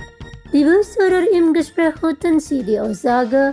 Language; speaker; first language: German; non-native, fluent; Indonesian